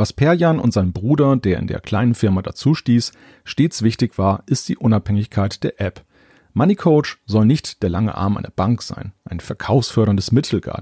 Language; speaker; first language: German; native; German